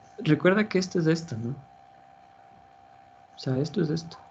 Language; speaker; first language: Spanish; native; Spanish